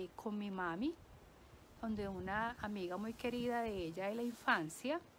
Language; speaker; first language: Spanish; native; Spanish